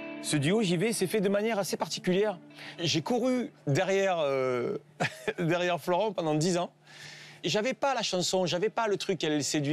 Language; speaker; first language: French; native; French